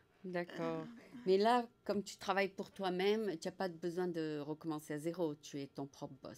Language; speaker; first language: French; native; French